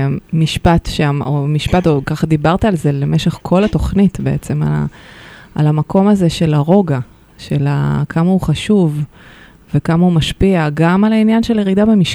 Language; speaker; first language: Hebrew; native; Hebrew